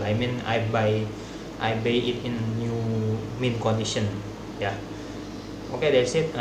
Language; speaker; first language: English; non-native, learner; Indonesian